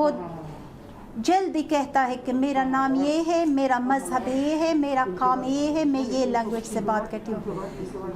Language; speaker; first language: Hindi; non-native, fluent; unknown